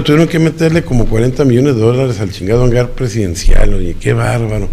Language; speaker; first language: Spanish; native; Spanish